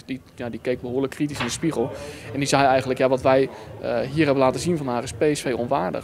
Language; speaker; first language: Dutch; native; Dutch